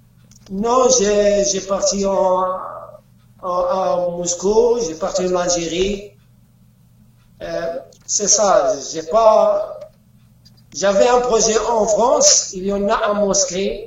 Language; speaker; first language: French; non-native, learner; Arabic